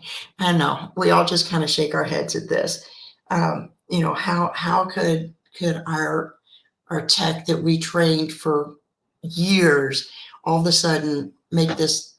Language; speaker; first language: English; native; English